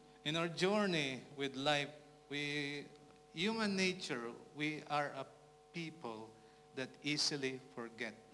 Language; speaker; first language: English; non-native, local second language; Filipino